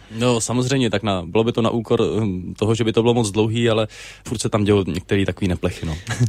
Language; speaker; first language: Czech; native; Czech